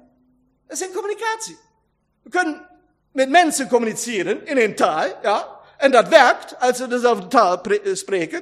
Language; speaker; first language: Dutch; non-native, fluent; German